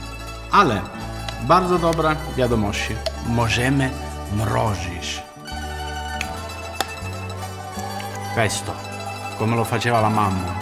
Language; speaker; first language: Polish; non-native, learner; Italian